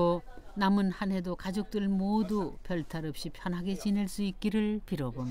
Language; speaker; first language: Korean; native; Korean